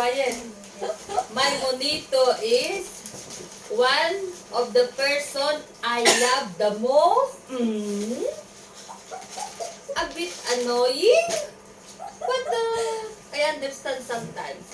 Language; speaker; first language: English; non-native, local second language; Filipino